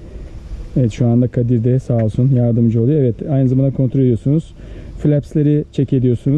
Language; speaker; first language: Turkish; native; Turkish